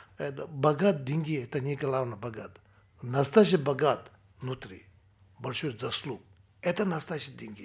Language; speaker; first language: Russian; non-native, learner; Tibetan